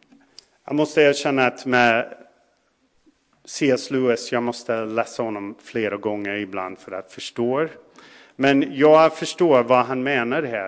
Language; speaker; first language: Swedish; non-native, fluent; English